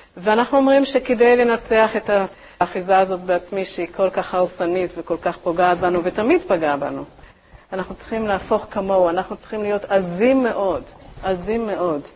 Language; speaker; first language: Hebrew; native; Hebrew